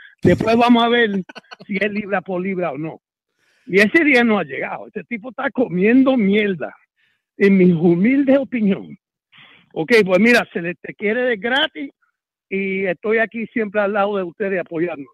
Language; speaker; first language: Spanish; native; Spanish